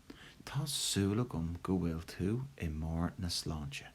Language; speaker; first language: Irish; non-native, local second language; English